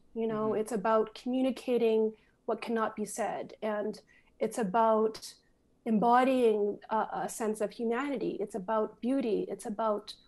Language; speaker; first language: English; native; English